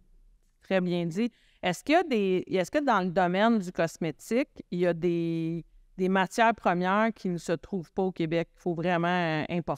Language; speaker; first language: French; native; French